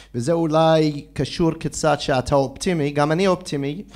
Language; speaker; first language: Hebrew; non-native, fluent; English